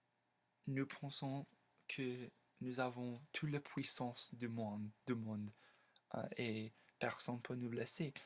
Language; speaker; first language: French; non-native, learner; English